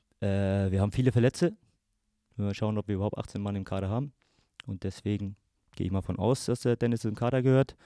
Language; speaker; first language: German; native; German